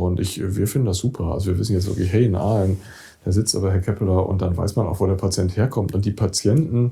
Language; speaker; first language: German; native; German